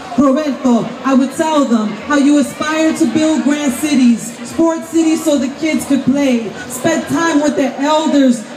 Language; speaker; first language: English; early bilingual, other home language; Spanish